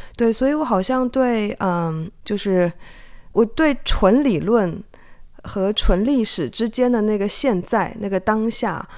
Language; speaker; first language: Chinese; native; Chinese